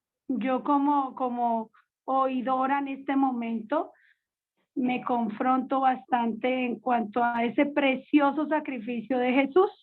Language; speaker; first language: Spanish; native; Spanish